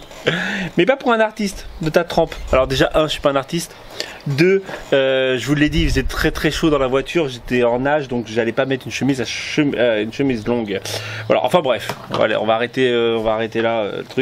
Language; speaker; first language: French; native; French